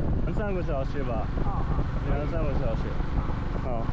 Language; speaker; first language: Chinese; non-native, learner; Japanese